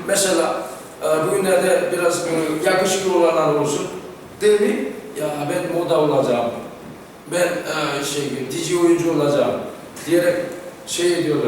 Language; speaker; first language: Turkish; non-native, fluent; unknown